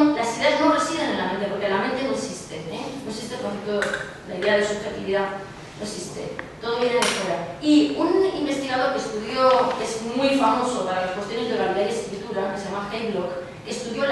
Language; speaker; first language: Spanish; native; Spanish